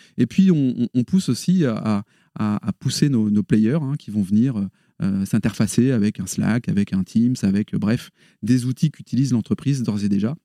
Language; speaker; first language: French; native; French